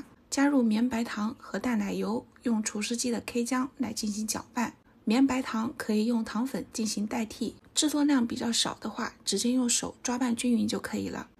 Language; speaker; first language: Chinese; native; Chinese